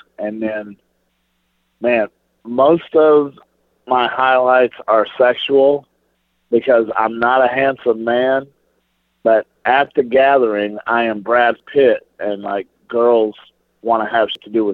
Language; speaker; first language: English; native; English